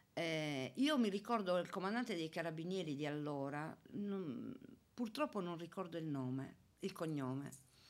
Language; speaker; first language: Italian; native; Italian